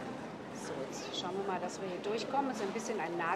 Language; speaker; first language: German; native; German